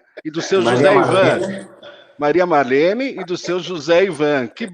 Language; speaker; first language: Portuguese; native; Portuguese